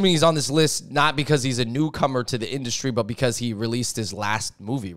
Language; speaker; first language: English; native; English